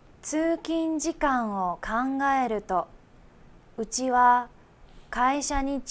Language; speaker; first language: Japanese; non-native, fluent; Chinese